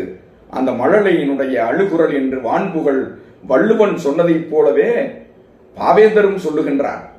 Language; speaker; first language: Tamil; native; Tamil